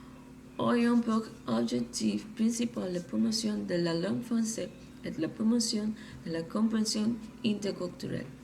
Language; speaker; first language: French; non-native, learner; Spanish